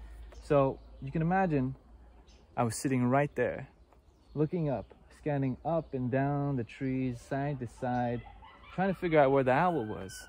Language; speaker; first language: English; native; English